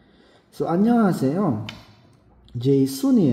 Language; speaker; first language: Korean; non-native, fluent; Filipino